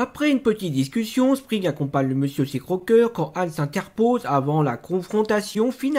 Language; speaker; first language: French; native; French